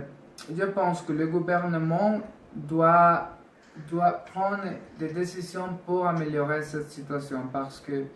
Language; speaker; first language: French; non-native, learner; Spanish